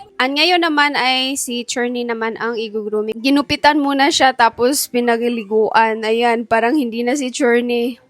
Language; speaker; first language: Filipino; native; Filipino